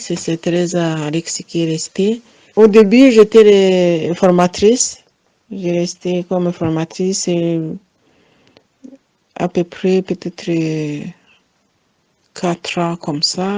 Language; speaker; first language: French; non-native, fluent; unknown